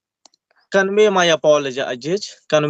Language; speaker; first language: English; non-native, learner; Hindi